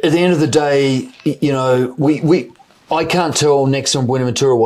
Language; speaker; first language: English; native; English